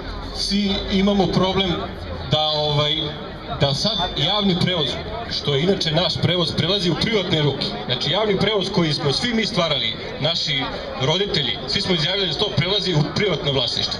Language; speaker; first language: Serbian; native; Serbian